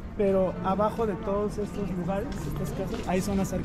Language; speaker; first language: Spanish; native; Spanish